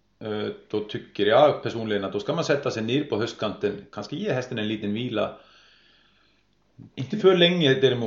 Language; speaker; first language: Swedish; non-native, fluent; Icelandic